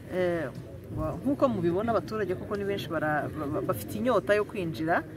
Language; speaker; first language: Kinyarwanda; native; Kinyarwanda